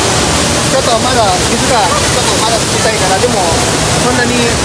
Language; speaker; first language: Japanese; non-native, fluent; Filipino